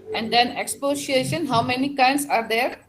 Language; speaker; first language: English; non-native, fluent; Javanese